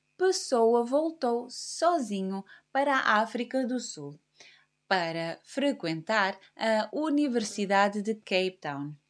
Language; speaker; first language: Portuguese; native; Portuguese